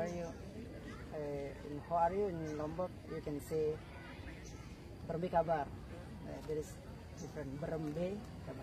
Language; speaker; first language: English; non-native, learner; Sasak